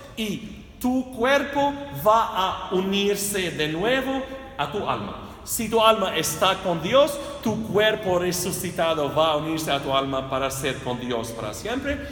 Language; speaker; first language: Spanish; non-native, fluent; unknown